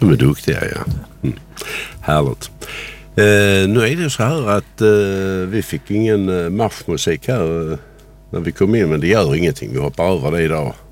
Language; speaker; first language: Swedish; native; Swedish